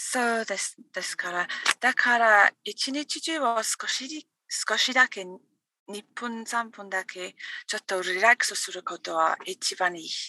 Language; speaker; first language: Japanese; non-native, learner; English